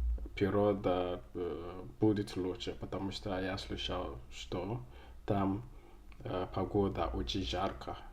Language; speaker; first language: Russian; non-native, learner; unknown